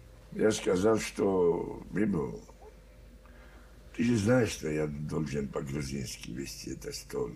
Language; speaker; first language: Russian; non-native, learner; Georgian